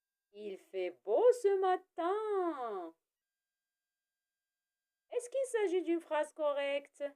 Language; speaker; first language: French; non-native, local second language; Arabic